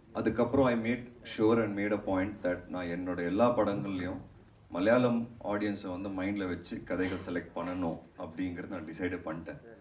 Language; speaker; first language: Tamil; native; Tamil